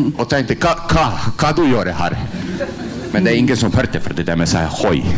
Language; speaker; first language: Norwegian; non-native, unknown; Croatian